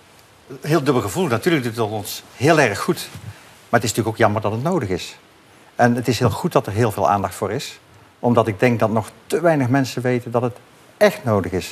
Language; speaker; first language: Dutch; native; Dutch